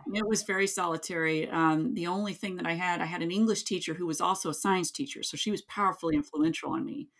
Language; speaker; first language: English; native; English